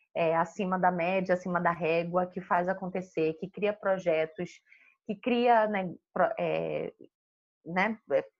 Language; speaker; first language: Portuguese; native; Portuguese